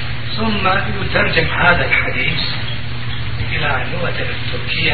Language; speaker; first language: Arabic; non-native, fluent; Turkish